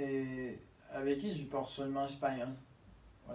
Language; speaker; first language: French; non-native, learner; Spanish